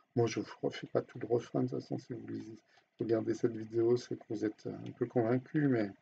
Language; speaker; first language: French; native; French